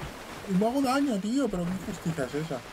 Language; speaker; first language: Spanish; native; Spanish